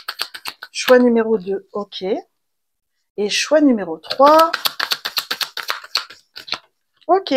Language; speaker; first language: French; native; French